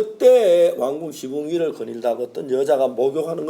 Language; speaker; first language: Korean; native; Korean